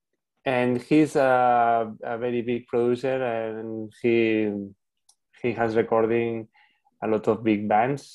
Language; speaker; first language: English; non-native, learner; Spanish